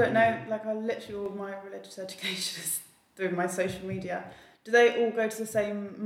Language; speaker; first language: English; native; English